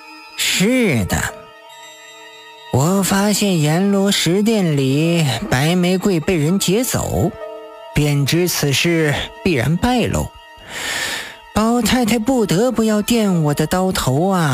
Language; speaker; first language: Chinese; native; Chinese